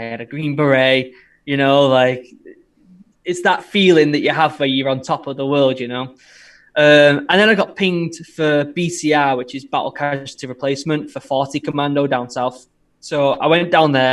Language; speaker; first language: English; native; English